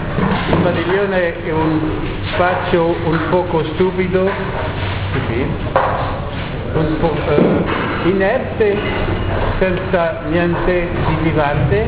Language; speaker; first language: Italian; non-native, learner; French